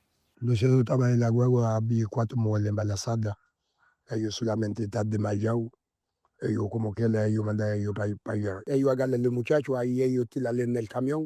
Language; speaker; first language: Spanish; non-native, learner; Haitian Creole